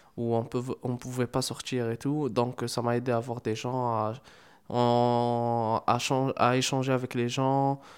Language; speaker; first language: French; non-native, local second language; Arabic